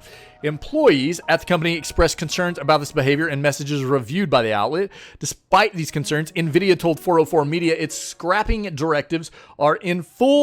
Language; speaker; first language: English; native; English